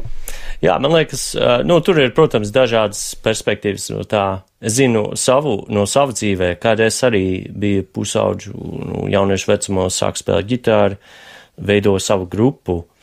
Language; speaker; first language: Latvian; non-native, fluent; English